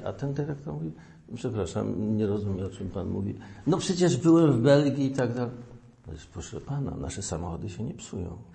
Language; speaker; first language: Polish; native; Polish